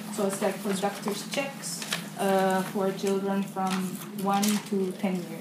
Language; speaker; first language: English; non-native, learner; Indonesian